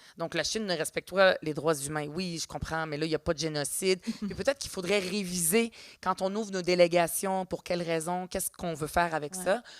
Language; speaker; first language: French; early bilingual, other home language; Arabic